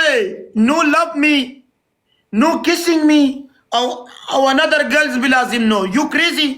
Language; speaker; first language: English; non-native, learner; Pashto